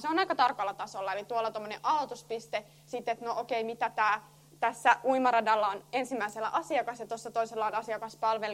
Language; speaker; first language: Finnish; native; Finnish